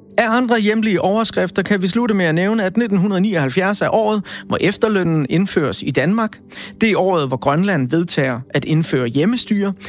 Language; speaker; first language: Danish; native; Danish